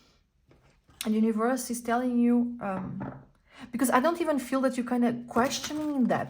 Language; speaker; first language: English; non-native, fluent; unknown